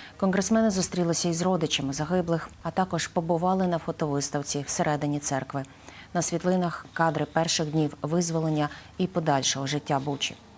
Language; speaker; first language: Ukrainian; native; Ukrainian